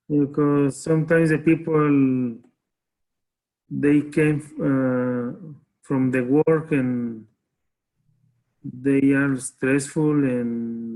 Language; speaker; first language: English; non-native, learner; Spanish